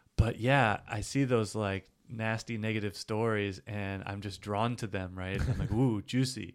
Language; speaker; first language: English; native; English